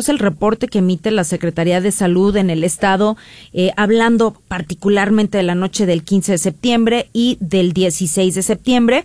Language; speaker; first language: Spanish; native; Spanish